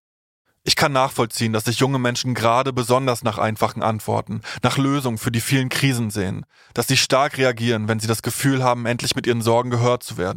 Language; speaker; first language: German; native; German